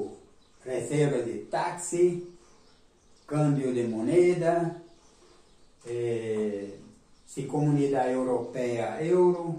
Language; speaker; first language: Spanish; non-native, learner; Portuguese